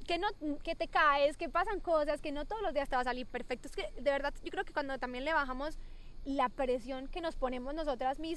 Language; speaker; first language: Spanish; native; Spanish